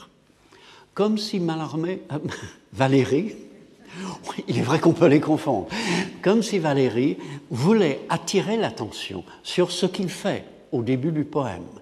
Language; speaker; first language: French; non-native, fluent; English